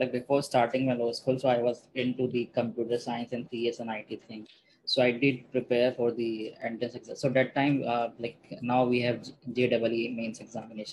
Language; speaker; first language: English; non-native, local second language; Hindi